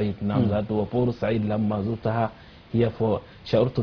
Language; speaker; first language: Arabic; non-native, fluent; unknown